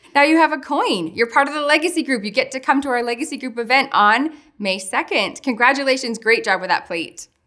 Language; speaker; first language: English; native; English